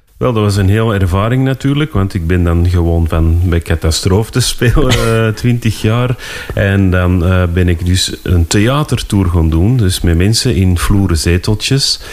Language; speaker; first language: Dutch; native; Dutch